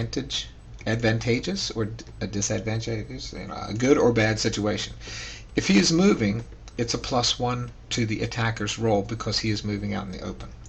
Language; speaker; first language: English; native; English